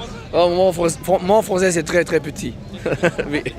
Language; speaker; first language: French; non-native, learner; German